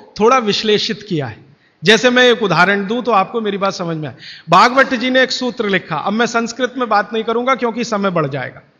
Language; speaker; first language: Hindi; native; Hindi